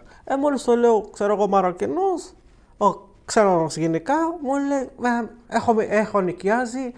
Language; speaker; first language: Greek; non-native, fluent; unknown